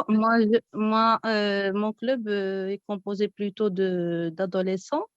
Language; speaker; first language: French; non-native, local second language; Arabic